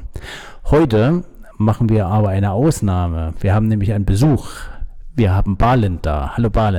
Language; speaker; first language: German; native; German